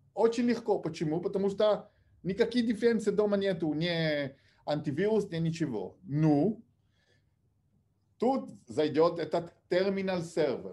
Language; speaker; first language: Russian; early bilingual, heritage; Russian